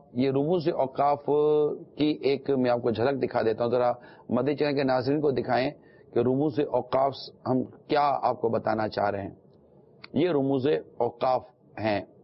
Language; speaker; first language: Urdu; non-native, local second language; Memoni